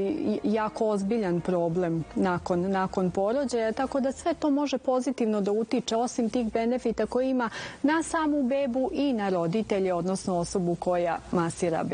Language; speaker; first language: Serbian; native; Serbian